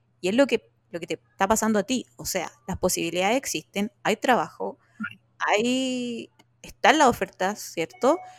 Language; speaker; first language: Spanish; native; Spanish